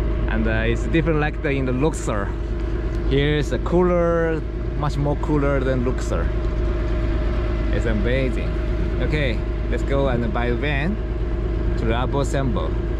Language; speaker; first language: English; non-native, learner; Chinese